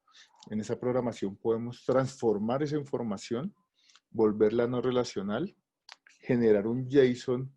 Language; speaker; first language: Spanish; native; Spanish